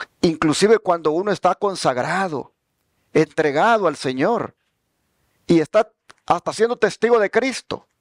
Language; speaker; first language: Spanish; native; Spanish